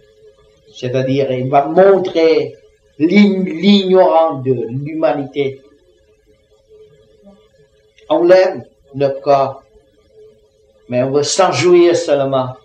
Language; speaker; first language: French; non-native, learner; Vietnamese